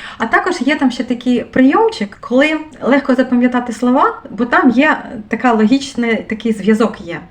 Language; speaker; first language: Ukrainian; non-native, local second language; Russian